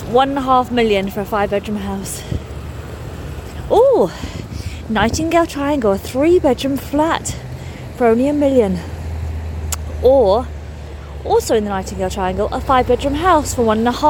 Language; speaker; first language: English; native; English